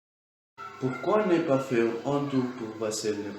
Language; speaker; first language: French; non-native, learner; Spanish